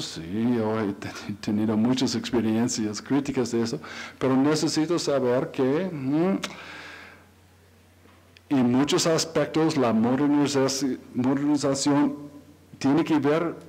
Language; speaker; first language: Spanish; non-native, learner; English